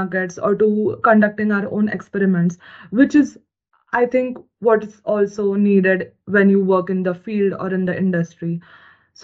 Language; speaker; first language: English; non-native, local second language; Marathi